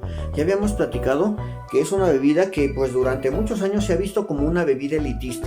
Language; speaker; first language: Spanish; native; Spanish